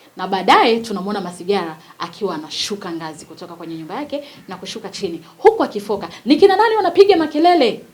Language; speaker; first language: Swahili; native; Swahili